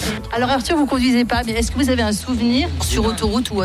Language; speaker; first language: French; native; French